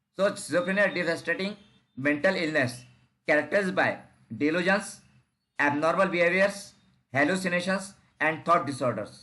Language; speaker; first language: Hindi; non-native, local second language; Marathi